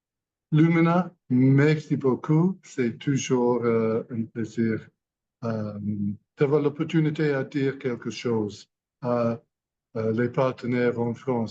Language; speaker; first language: French; non-native, learner; English